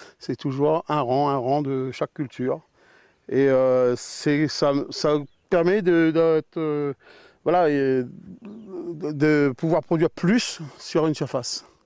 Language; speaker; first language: French; native; French